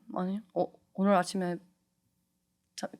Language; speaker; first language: Korean; early bilingual, heritage; English